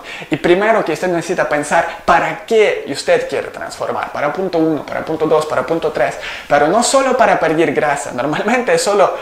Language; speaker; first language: Spanish; non-native, learner; Ukrainian